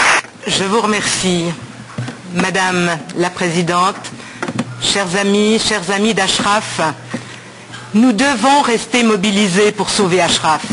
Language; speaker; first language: French; native; French